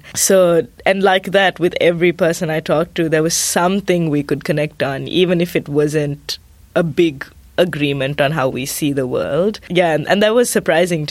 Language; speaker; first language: English; non-native, local second language; Sinhala